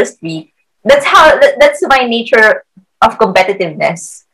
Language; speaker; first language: English; non-native, local second language; Filipino